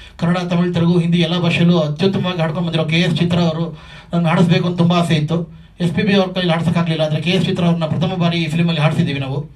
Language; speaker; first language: Kannada; native; Kannada